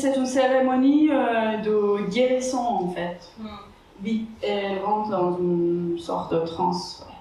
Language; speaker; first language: French; non-native, fluent; Persian